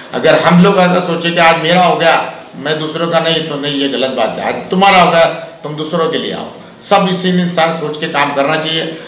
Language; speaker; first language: Hindi; native; Hindi